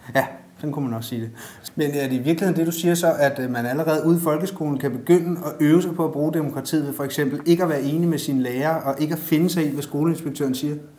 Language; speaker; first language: Danish; native; Danish